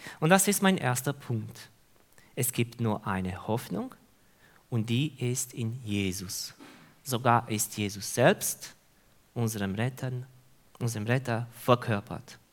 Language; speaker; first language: German; non-native, fluent; Hungarian